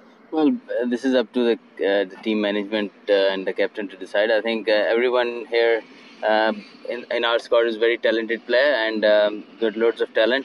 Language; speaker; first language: English; non-native, local second language; Hindi